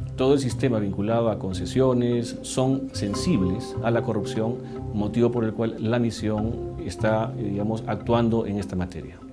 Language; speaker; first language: Spanish; native; Spanish